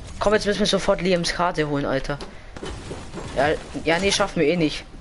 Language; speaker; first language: German; native; German